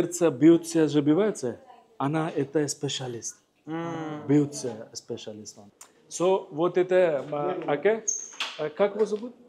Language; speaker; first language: Russian; non-native, learner; Hindi